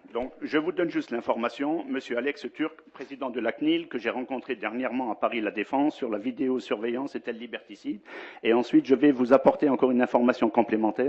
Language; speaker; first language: French; native; French